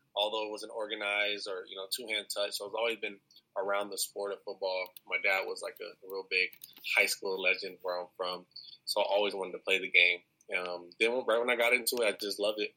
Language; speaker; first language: English; native; English